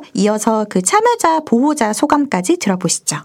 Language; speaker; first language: Korean; native; Korean